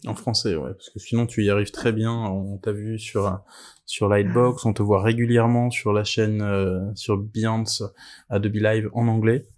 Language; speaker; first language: French; native; French